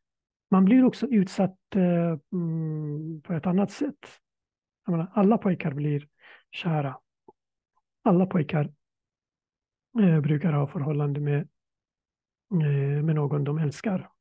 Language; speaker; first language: Swedish; non-native, fluent; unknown